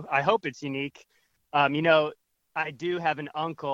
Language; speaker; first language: English; native; English